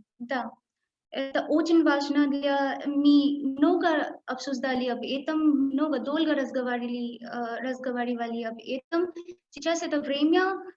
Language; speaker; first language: Russian; non-native, learner; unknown